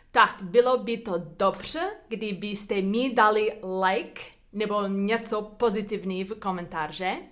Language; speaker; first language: Czech; non-native, learner; English